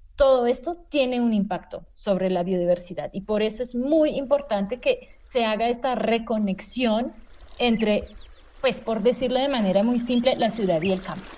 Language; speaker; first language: Spanish; non-native, fluent; French